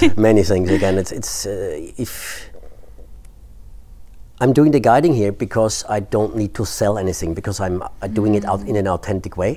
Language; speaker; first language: English; non-native, fluent; German